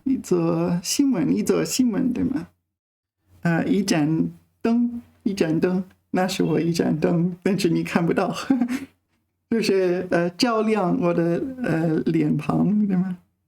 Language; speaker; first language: Chinese; non-native, learner; English